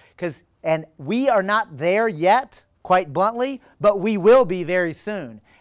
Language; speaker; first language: English; native; English